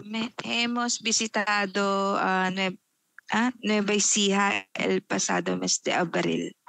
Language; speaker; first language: Spanish; non-native, learner; Filipino